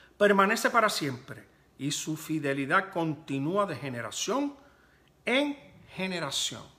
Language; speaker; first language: Spanish; early bilingual, heritage; Spanish